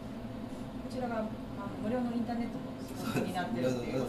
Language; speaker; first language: Japanese; native; Japanese